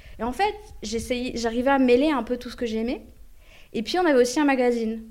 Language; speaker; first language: French; early bilingual, other home language; Arabic